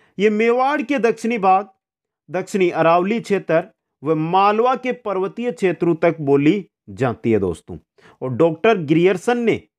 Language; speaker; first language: Hindi; native; Hindi